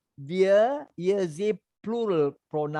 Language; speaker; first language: German; non-native, learner; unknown